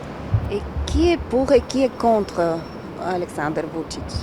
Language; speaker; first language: French; non-native, fluent; Bulgarian